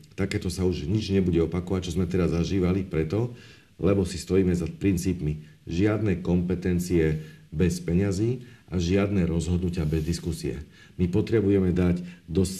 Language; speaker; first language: Slovak; native; Slovak